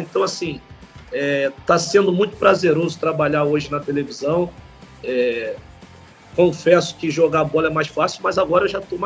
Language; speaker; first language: Portuguese; native; Portuguese